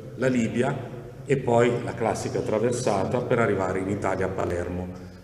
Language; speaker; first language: Italian; native; Italian